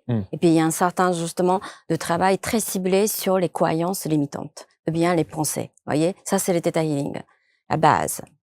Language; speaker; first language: French; non-native, fluent; Japanese